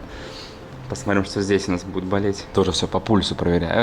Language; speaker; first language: Russian; native; Russian